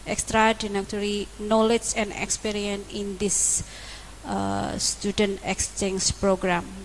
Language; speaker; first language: English; non-native, learner; Indonesian